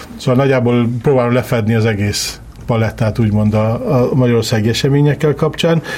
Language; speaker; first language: Hungarian; early bilingual, heritage; Hungarian